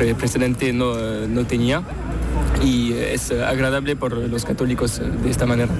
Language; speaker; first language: Spanish; non-native, learner; French